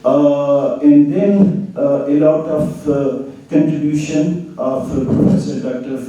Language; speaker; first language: English; non-native, local second language; Urdu